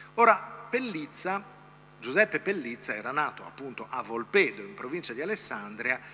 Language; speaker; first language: Italian; native; Italian